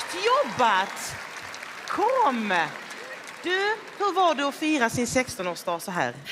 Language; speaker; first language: Swedish; native; Swedish